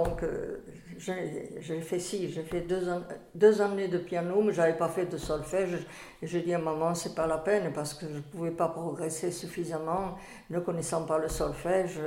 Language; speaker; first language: French; native; French